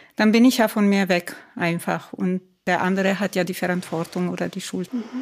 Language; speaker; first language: German; non-native, fluent; Italian